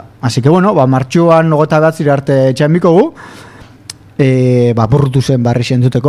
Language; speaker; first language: Basque; native; Basque